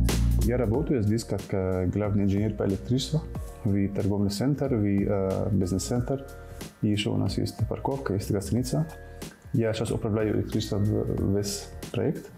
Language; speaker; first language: Russian; non-native, fluent; Arabic